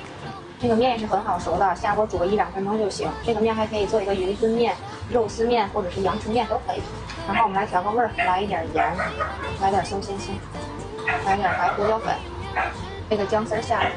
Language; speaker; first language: Chinese; native; Chinese